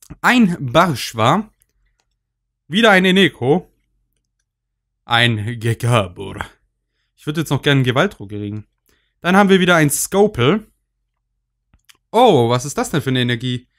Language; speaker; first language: German; native; German